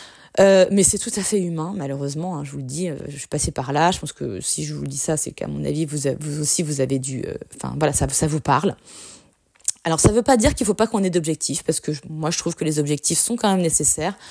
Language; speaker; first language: French; native; French